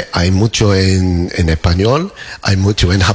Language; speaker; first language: Spanish; non-native, learner; English